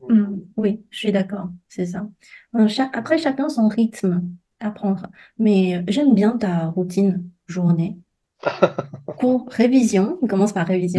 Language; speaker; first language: French; non-native, fluent; Chinese